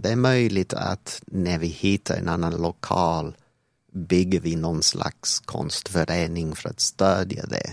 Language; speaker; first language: Swedish; non-native, fluent; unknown